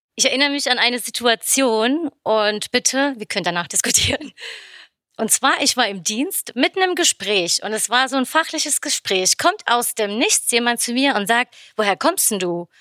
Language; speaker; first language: German; early bilingual, other home language; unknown